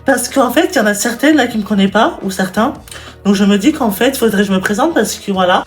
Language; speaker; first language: French; native; French